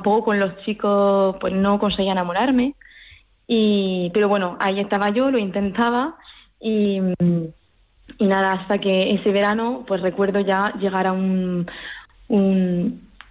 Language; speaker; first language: Spanish; early bilingual, heritage; French